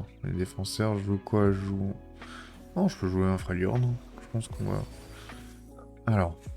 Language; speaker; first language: French; native; French